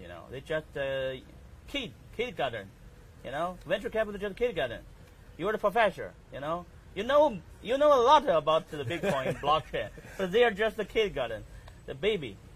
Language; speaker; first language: English; non-native, learner; Chinese